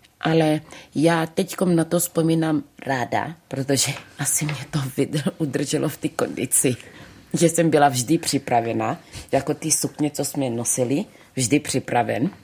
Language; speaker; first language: Czech; early bilingual, other home language; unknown